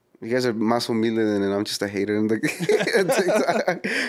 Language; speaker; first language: English; early bilingual, other home language; Spanish